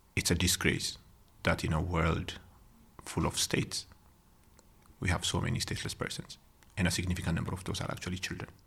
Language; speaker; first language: English; non-native, fluent; Amharic